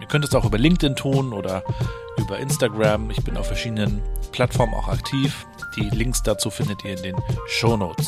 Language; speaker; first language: German; native; German